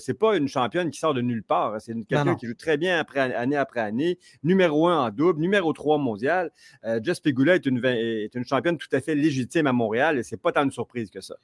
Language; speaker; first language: French; native; French